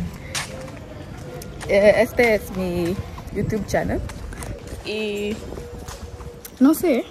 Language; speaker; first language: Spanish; non-native, learner; English